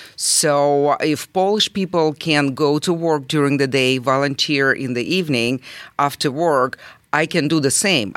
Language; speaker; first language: English; non-native, fluent; Russian